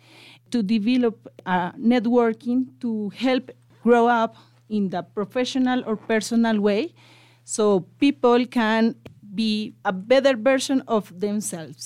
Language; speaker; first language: English; non-native, local second language; Spanish